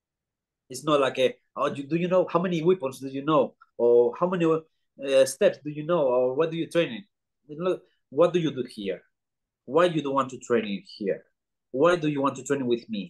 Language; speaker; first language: English; non-native, learner; Spanish